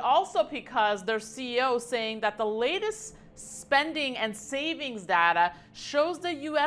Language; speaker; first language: English; native; English